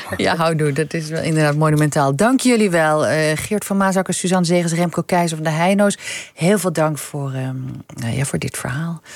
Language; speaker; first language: Dutch; native; Dutch